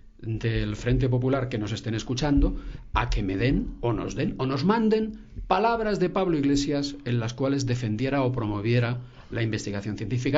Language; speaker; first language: Spanish; native; Spanish